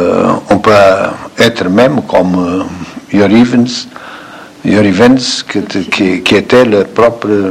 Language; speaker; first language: French; non-native, fluent; Portuguese